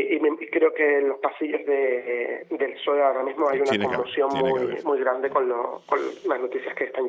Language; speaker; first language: Spanish; native; Spanish